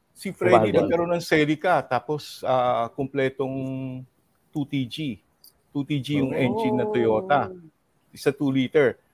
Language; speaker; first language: Filipino; native; Filipino